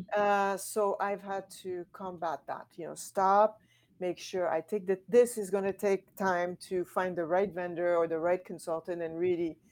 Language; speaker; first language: English; native; English